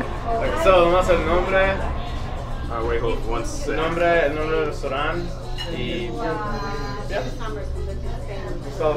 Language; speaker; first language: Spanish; early bilingual, other home language; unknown